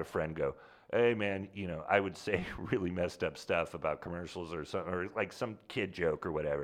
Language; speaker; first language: English; native; English